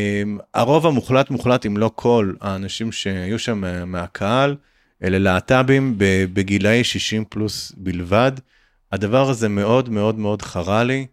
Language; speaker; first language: Hebrew; native; Hebrew